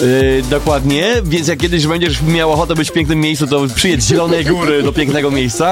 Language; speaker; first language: Polish; native; Polish